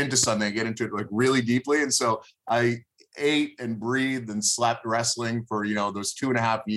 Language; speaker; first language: English; early bilingual, other home language; Hebrew